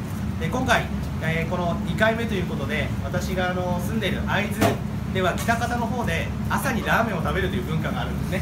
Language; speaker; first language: Japanese; native; Japanese